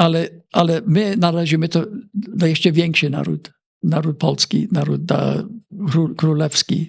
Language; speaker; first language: Polish; early bilingual, heritage; Polish